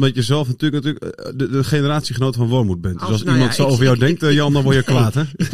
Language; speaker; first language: Dutch; native; Dutch